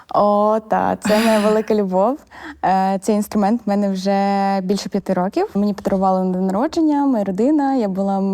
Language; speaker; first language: Ukrainian; native; Ukrainian